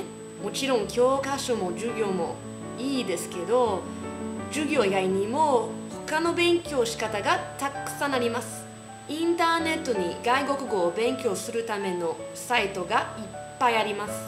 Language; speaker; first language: Japanese; non-native, fluent; English